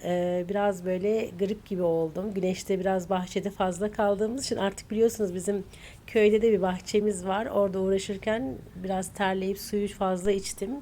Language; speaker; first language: Turkish; native; Turkish